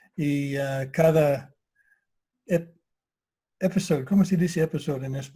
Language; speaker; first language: Spanish; non-native, fluent; English